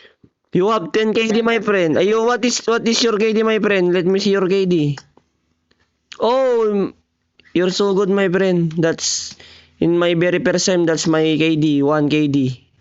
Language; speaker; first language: English; non-native, local second language; Filipino